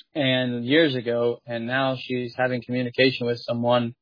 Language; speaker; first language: English; native; English